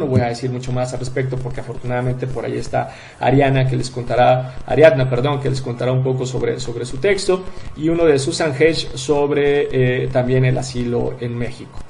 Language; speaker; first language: Spanish; native; Spanish